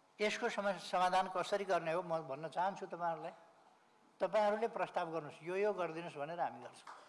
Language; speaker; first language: Nepali; native; Nepali